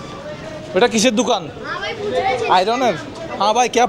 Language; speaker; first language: Hindi; non-native, learner; Bangla